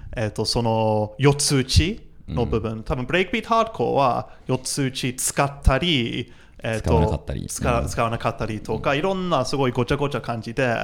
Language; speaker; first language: Japanese; non-native, fluent; English